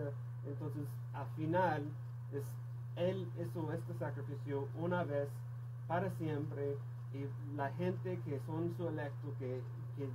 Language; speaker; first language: Spanish; non-native, fluent; English